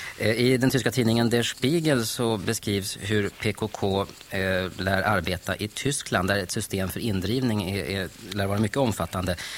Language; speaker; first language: Swedish; native; Swedish